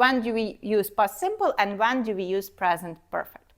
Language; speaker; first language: English; non-native, fluent; Ukrainian